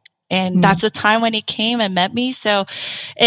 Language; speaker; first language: English; non-native, fluent; Korean